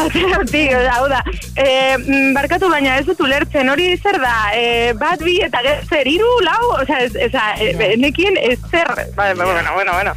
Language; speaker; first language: Basque; non-native, learner; Spanish